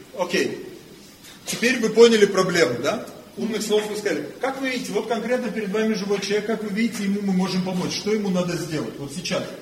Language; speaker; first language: Russian; non-native, fluent; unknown